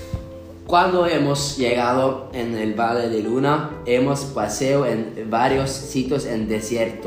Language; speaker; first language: Spanish; non-native, learner; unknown